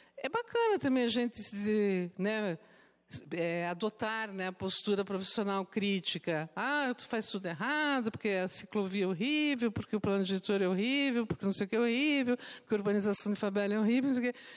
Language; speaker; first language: Portuguese; native; Portuguese